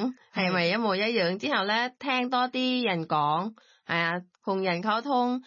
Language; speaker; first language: Cantonese; non-native, learner; Thai